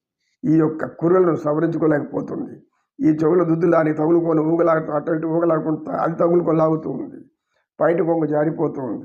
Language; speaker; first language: Telugu; native; Telugu